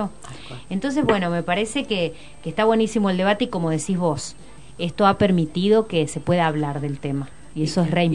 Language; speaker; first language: Spanish; native; Spanish